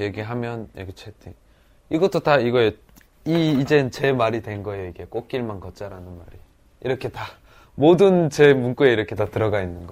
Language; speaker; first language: Korean; native; Korean